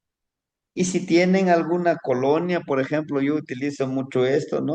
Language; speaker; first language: Spanish; native; Spanish